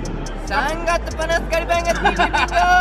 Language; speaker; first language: Indonesian; non-native, learner; Japanese